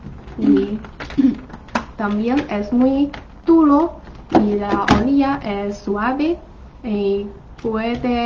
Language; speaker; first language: Spanish; non-native, learner; Chinese